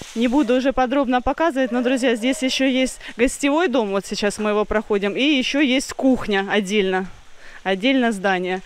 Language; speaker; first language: Russian; native; Russian